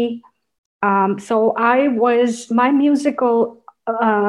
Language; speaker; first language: English; non-native, local second language; Urdu